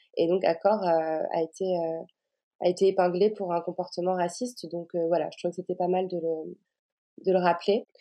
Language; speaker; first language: French; native; French